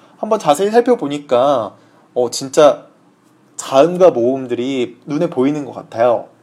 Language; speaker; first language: Korean; native; Korean